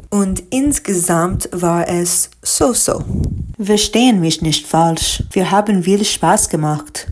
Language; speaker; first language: German; non-native, learner; English